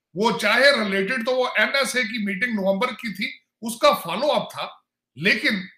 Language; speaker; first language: Urdu; non-native, local second language; Punjabi